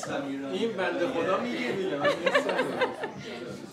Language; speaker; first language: Persian; native; Persian